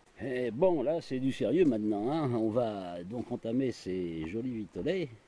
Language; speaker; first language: French; native; French